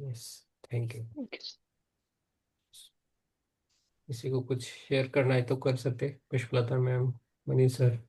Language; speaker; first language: Hindi; native; Hindi